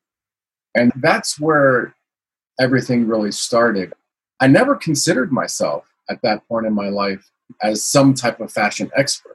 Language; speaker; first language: English; native; English